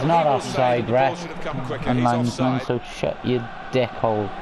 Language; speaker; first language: English; native; English